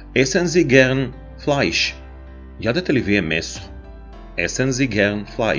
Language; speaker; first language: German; non-native, fluent; Macedonian